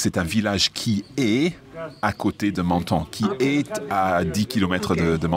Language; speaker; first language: French; non-native, fluent; English